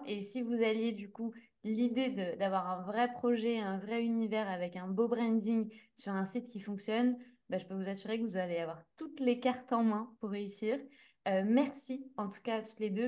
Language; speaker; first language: French; native; French